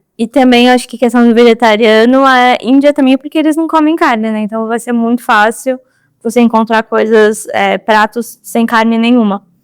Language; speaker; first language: Portuguese; native; Portuguese